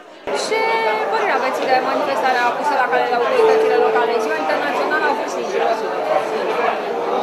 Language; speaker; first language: Romanian; native; Romanian